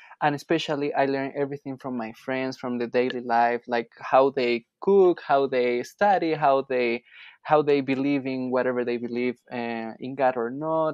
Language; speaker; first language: English; non-native, fluent; Spanish